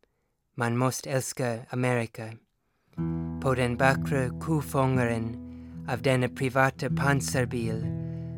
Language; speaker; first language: Swedish; non-native, fluent; English